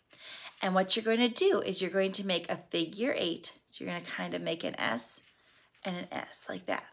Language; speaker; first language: English; native; English